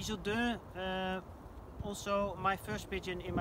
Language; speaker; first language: English; non-native, fluent; Dutch